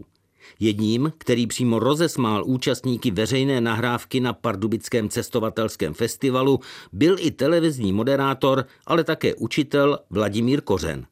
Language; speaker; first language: Czech; native; Czech